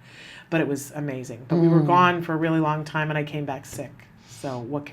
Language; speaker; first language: English; native; English